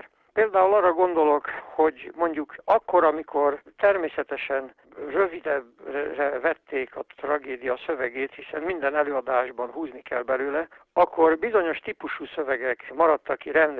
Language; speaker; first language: Hungarian; native; Hungarian